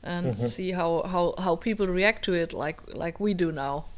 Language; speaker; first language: English; non-native, fluent; German